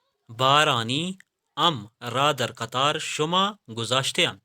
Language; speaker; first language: Persian; non-native, fluent; Urdu